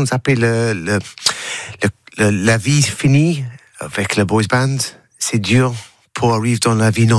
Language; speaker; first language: French; non-native, learner; English